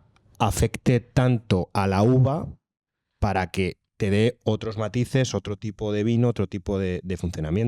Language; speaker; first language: Spanish; native; Spanish